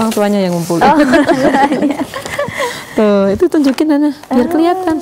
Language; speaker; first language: Indonesian; native; Indonesian